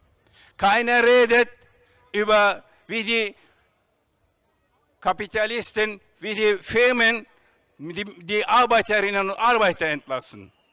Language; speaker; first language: German; non-native, fluent; Turkish